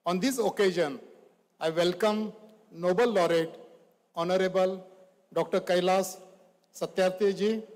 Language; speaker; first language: English; non-native, local second language; Marathi